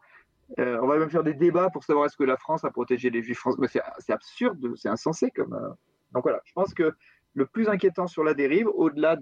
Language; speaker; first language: French; native; French